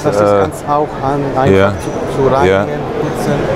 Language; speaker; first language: German; non-native, learner; Italian